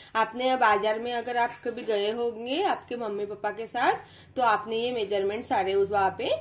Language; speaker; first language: Hindi; non-native, local second language; Marathi